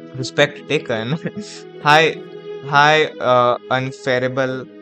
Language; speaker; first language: English; non-native, local second language; Hindi